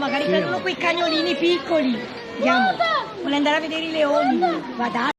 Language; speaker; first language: Italian; non-native, fluent; Sinhala